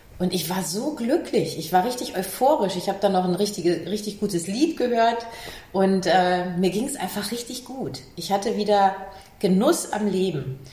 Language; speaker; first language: German; native; German